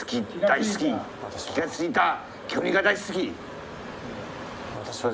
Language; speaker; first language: Japanese; non-native, learner; Chinese